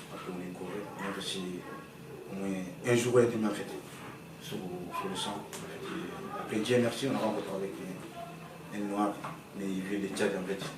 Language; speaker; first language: French; non-native, local second language; Soninke